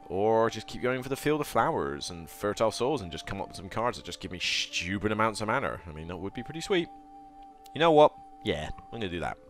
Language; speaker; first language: English; native; English